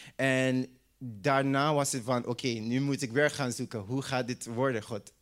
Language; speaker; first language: Dutch; non-native, local second language; English